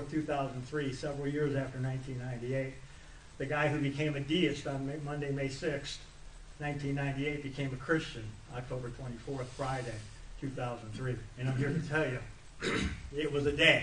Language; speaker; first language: English; native; English